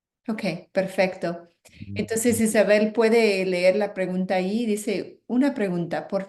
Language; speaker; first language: Spanish; non-native, fluent; English